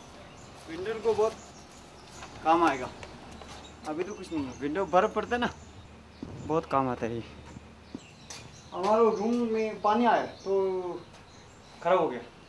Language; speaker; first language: Hindi; non-native, local second language; Tibetan